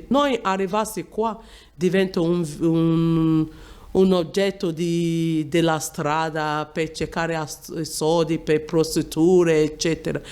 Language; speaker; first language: Italian; non-native, learner; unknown